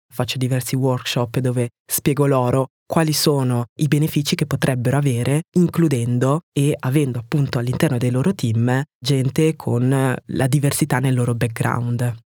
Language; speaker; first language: Italian; early bilingual, other home language; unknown